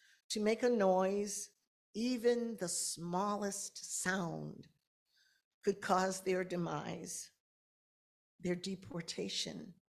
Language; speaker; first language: English; native; English